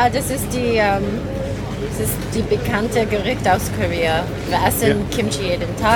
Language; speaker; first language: German; non-native, learner; Korean